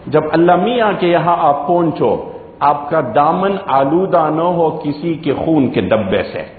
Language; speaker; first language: Urdu; non-native, local second language; Gujarati